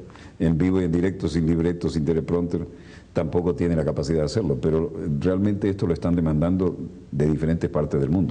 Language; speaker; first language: Spanish; native; Spanish